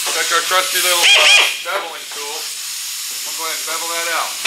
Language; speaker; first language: English; native; English